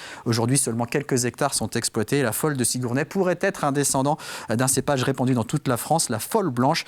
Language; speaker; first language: French; native; French